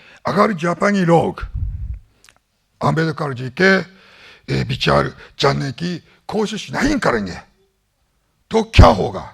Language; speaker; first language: Hindi; non-native, fluent; Japanese